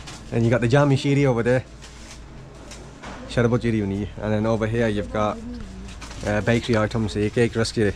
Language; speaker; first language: English; early bilingual, other home language; Punjabi